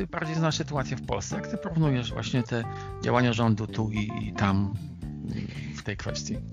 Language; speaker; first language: Polish; native; Polish